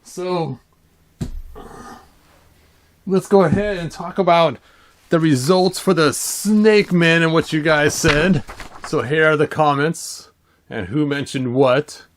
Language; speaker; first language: English; native; English